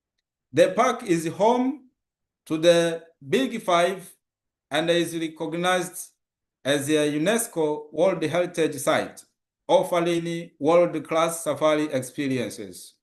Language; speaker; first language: English; non-native, local second language; Swahili